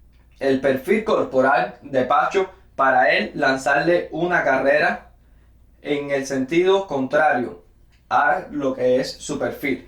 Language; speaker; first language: Spanish; native; Spanish